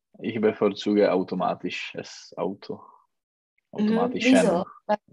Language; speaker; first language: German; non-native, learner; Czech